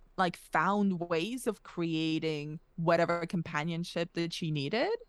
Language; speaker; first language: English; early bilingual, other home language; Russian